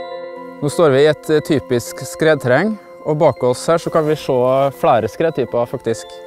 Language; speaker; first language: Norwegian; native; Norwegian